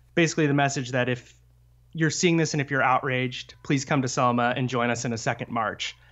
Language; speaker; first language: English; native; English